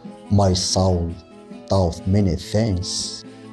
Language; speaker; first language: English; non-native, learner; Arabic